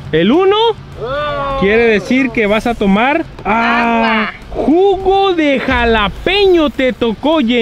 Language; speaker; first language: Spanish; native; Spanish